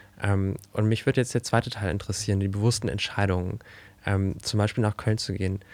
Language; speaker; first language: German; native; German